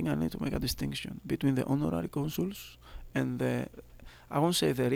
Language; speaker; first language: English; non-native, fluent; Greek